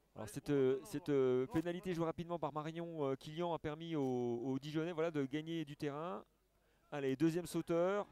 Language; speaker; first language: French; native; French